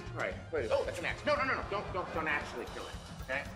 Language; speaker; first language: English; native; English